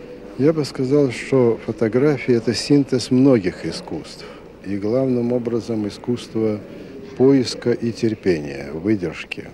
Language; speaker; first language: Russian; native; Russian